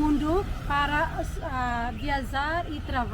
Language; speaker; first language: Portuguese; non-native, learner; Tetum